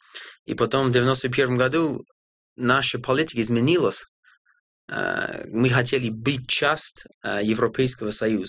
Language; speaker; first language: Russian; non-native, fluent; English